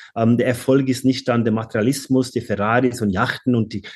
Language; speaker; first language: German; non-native, fluent; Norwegian